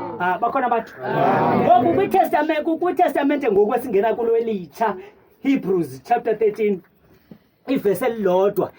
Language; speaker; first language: Zulu; non-native, local second language; Xhosa